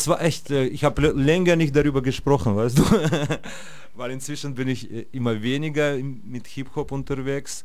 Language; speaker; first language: German; non-native, fluent; Russian